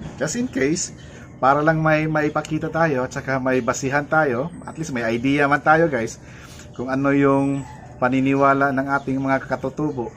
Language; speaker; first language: Filipino; non-native, local second language; Cebuano